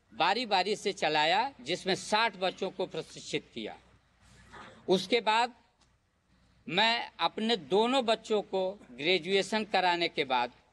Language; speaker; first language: Hindi; native; Hindi